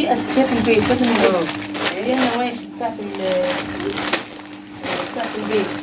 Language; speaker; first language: Arabic; native; Arabic